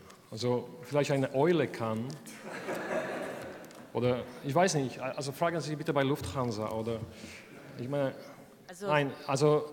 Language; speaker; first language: German; non-native, learner; Polish